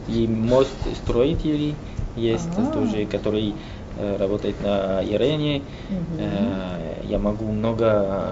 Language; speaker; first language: Russian; non-native, learner; French